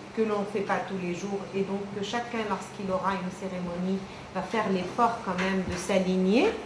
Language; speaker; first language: French; non-native, local second language; Arabic